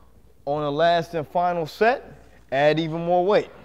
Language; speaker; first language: English; native; English